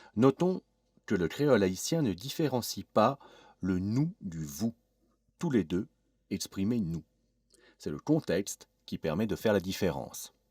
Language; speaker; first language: French; native; French